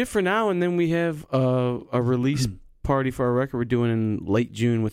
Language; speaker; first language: English; native; English